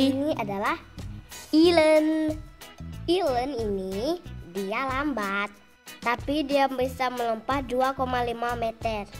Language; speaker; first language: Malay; early bilingual, heritage; Indonesian